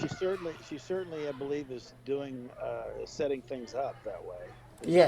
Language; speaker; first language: English; native; English